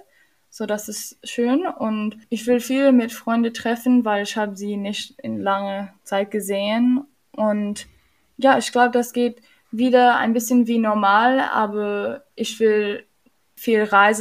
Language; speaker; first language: German; non-native, learner; English